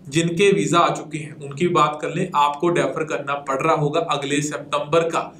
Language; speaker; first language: Hindi; non-native, local second language; Punjabi